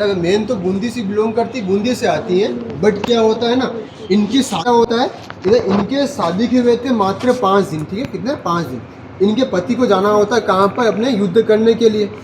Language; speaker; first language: Hindi; native; Hindi